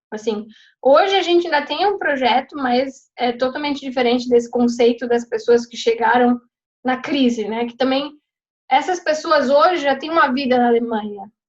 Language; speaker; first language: Portuguese; native; Portuguese